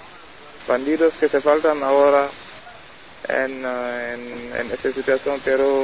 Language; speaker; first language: Spanish; non-native, learner; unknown